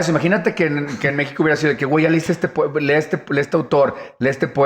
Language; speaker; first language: Spanish; native; Spanish